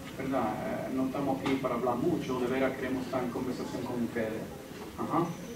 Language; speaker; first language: Spanish; early bilingual, heritage; Spanish